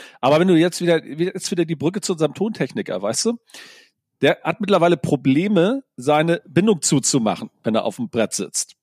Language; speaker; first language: German; native; German